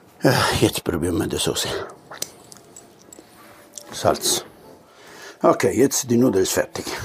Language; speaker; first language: German; non-native, learner; Italian